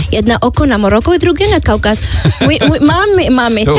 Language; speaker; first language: Polish; non-native, learner; Arabic